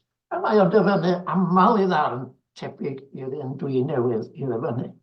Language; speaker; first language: Welsh; native; Welsh